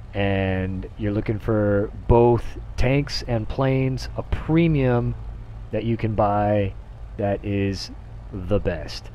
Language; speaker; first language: English; native; English